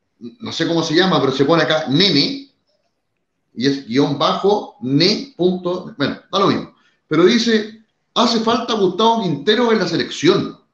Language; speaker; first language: Spanish; native; Spanish